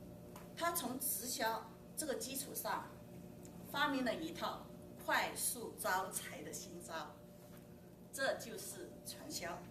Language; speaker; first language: Chinese; native; Chinese